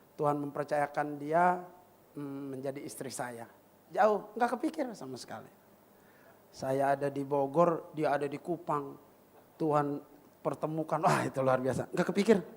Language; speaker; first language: Indonesian; native; Indonesian